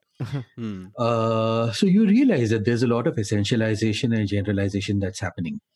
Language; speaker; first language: English; non-native, local second language; Hindi